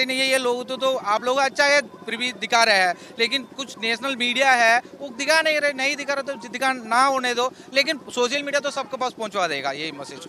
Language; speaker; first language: Hindi; non-native, local second language; Tamil